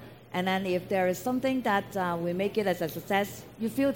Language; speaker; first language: English; non-native, local second language; Cantonese